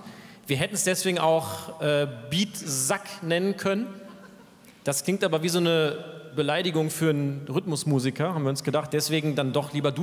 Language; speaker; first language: German; native; German